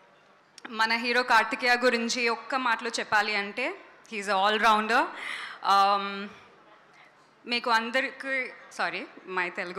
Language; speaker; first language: Telugu; non-native, learner; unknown